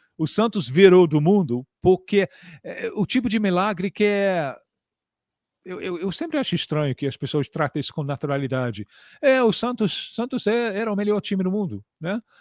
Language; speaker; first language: Portuguese; non-native, fluent; English